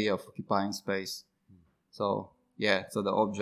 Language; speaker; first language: English; non-native, local second language; Cebuano